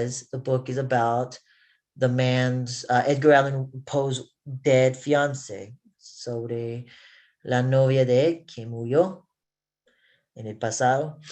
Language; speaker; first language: Spanish; non-native, learner; English